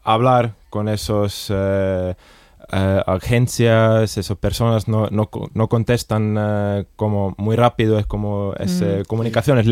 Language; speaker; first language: Spanish; non-native, fluent; Estonian